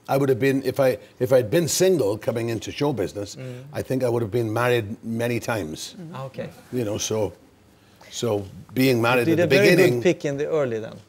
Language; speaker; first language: English; native; English